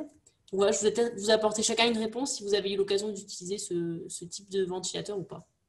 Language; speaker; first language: French; native; French